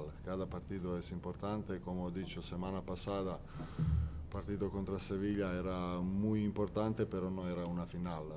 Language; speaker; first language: Spanish; non-native, fluent; Croatian